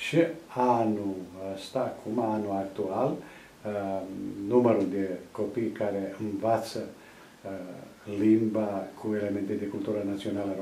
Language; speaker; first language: Romanian; non-native, local second language; Serbian